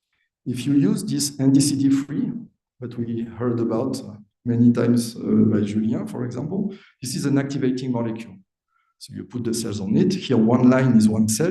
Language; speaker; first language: English; non-native, fluent; French